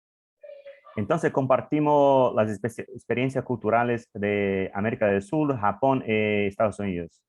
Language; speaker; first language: Spanish; non-native, learner; English